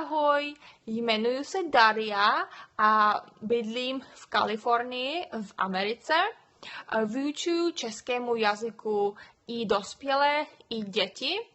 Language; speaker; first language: Czech; non-native, fluent; Russian